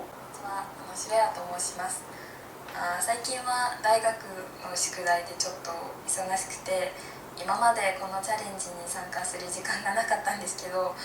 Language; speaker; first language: Japanese; non-native, learner; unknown